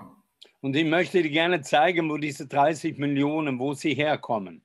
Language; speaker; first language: German; non-native, fluent; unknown